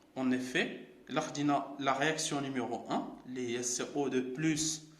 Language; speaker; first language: French; non-native, local second language; Arabic